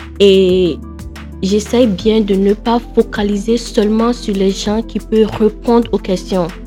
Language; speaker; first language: French; non-native, fluent; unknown